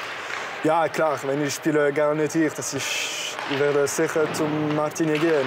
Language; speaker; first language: German; non-native, local second language; French